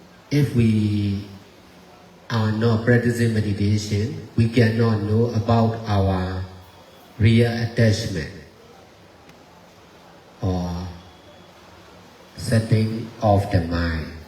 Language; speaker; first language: English; non-native, fluent; Burmese